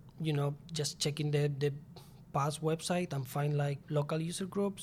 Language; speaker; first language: English; non-native, fluent; Spanish